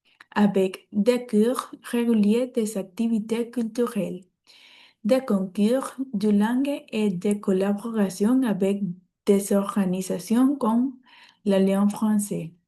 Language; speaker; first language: French; non-native, learner; Spanish